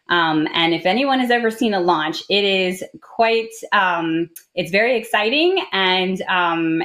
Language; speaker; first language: English; native; English